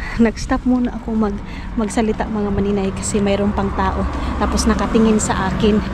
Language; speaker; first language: Filipino; non-native, local second language; Cebuano